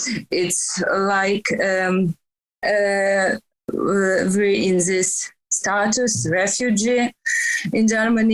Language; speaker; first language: English; non-native, learner; Ukrainian